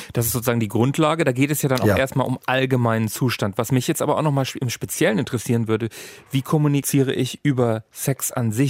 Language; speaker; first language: German; native; German